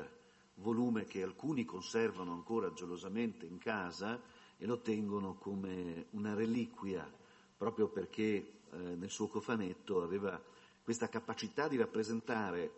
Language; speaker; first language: Italian; native; Italian